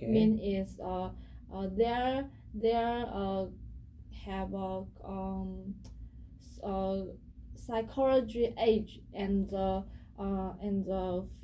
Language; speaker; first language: English; non-native, learner; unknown